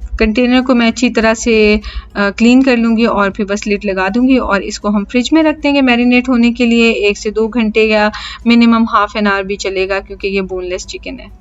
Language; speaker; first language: Urdu; native; Urdu